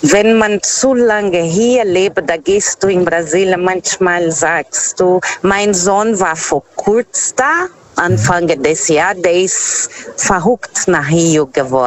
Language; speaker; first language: German; non-native, fluent; Portuguese